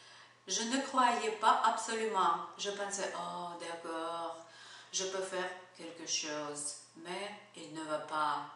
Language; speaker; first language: French; non-native, learner; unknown